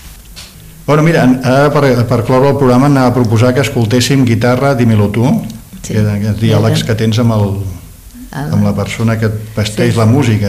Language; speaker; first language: Catalan; native; Catalan